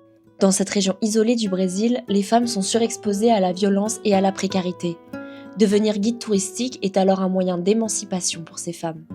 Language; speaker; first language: French; native; French